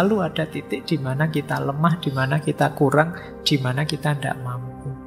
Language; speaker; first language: Indonesian; native; Indonesian